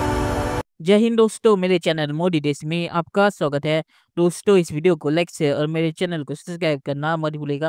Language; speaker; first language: Hindi; native; Hindi